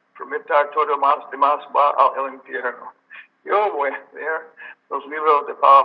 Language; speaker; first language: Spanish; non-native, learner; English